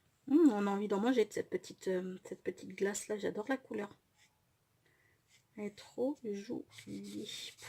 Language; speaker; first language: French; native; French